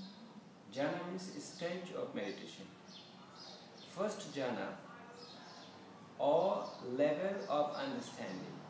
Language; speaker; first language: English; non-native, fluent; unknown